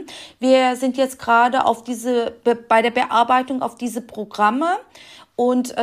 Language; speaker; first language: German; non-native, fluent; Turkish